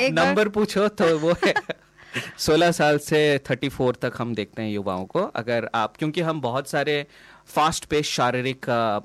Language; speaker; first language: Hindi; non-native, local second language; Odia